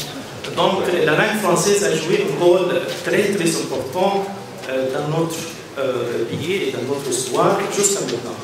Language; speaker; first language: French; non-native, fluent; Arabic